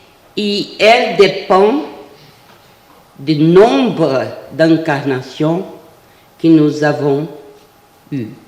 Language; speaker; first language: French; non-native, fluent; Portuguese